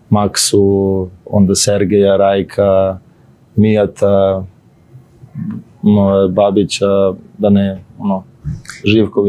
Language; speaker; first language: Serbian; early bilingual, heritage; Serbian